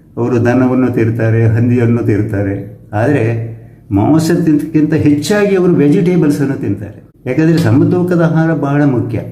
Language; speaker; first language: Kannada; native; Kannada